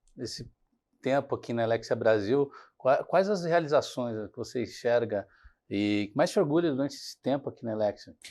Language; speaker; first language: Portuguese; native; Portuguese